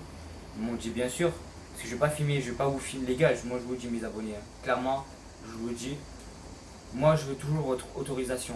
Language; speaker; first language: French; native; French